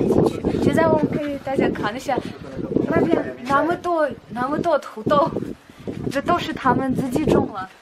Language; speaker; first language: Chinese; non-native, fluent; Russian